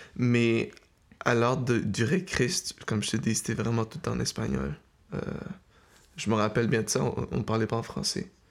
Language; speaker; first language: French; early bilingual, heritage; French